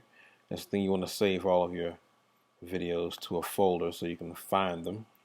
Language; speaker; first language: English; native; English